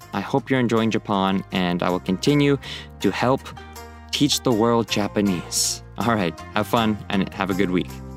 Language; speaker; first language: English; native; English